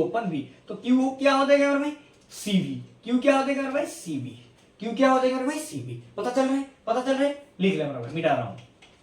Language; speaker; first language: Hindi; non-native, local second language; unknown